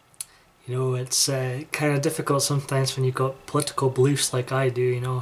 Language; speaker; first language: English; native; English